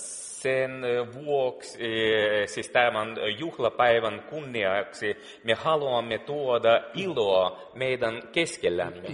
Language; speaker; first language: Finnish; non-native, fluent; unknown